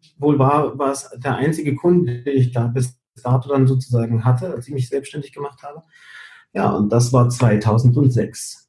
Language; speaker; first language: German; early bilingual, heritage; German